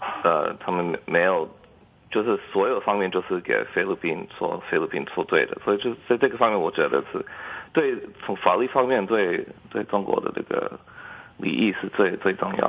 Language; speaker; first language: Chinese; early bilingual, heritage; English